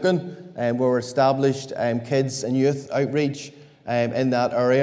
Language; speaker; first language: English; native; English